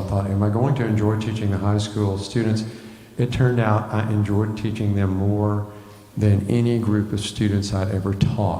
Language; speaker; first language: English; native; English